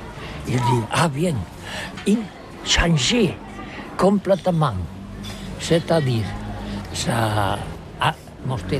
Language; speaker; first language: French; non-native, learner; Catalan